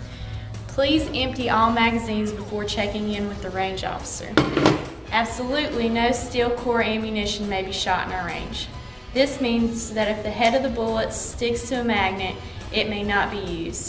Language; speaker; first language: English; native; English